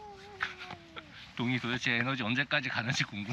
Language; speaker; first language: Korean; native; Korean